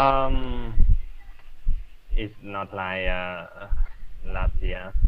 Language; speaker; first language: English; non-native, learner; Vietnamese